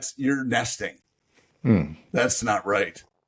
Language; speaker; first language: English; native; English